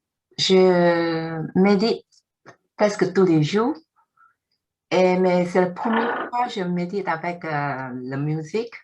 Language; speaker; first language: French; non-native, learner; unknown